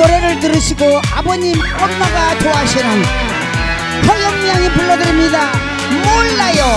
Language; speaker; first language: Korean; native; Korean